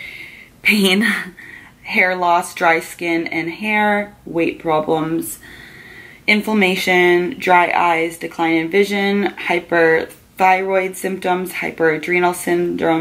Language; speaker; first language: English; native; English